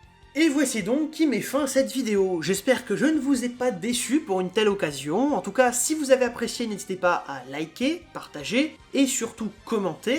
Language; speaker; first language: French; native; French